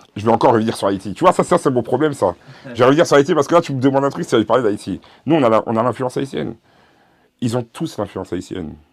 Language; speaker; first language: French; early bilingual, other home language; Haitian Creole